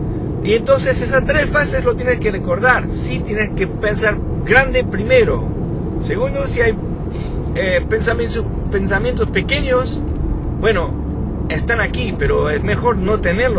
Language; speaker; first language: Spanish; non-native, fluent; French